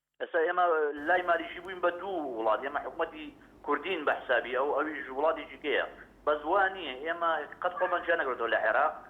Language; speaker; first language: Central Kurdish; native; Central Kurdish